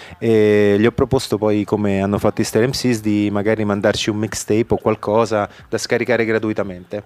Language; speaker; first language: Italian; native; Italian